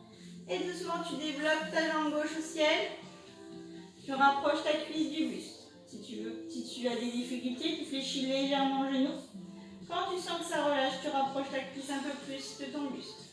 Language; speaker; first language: French; native; French